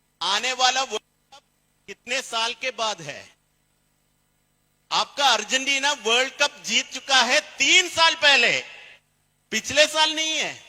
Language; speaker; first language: Hindi; non-native, local second language; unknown